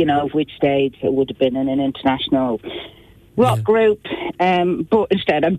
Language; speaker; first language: English; native; English